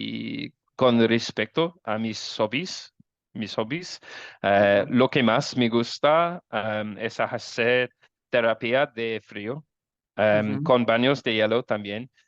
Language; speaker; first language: Spanish; non-native, learner; English